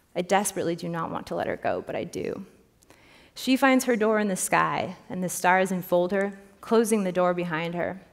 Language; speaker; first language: English; native; English